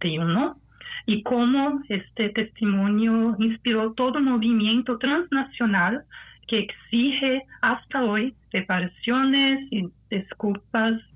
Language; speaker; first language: Spanish; non-native, fluent; Portuguese